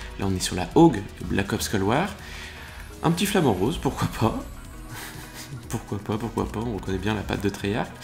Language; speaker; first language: French; native; French